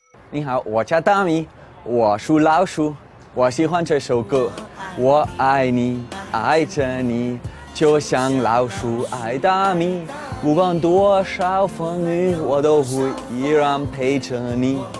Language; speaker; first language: Chinese; non-native, learner; Swiss German